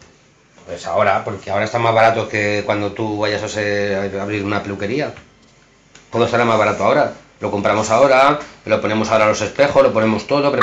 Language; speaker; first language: Spanish; native; Spanish